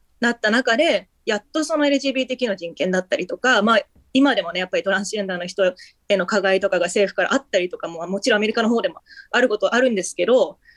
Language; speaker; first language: Japanese; early bilingual, heritage; Japanese